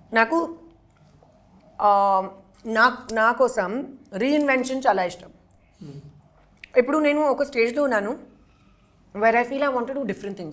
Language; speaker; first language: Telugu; non-native, learner; Hindi